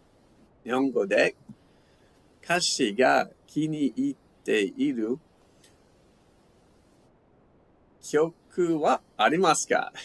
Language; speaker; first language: Japanese; non-native, learner; English